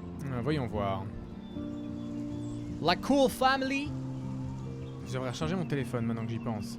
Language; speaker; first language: French; native; French